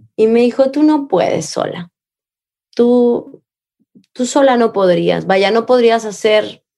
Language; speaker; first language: Spanish; native; Spanish